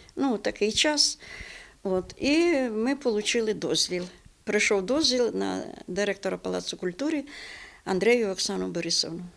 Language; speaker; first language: Ukrainian; non-native, local second language; Russian